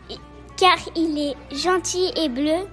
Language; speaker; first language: French; early bilingual, other home language; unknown